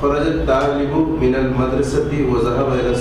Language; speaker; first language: Arabic; non-native, learner; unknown